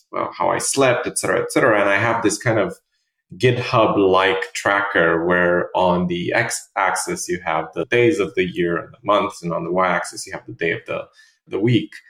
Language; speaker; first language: English; non-native, fluent; Romanian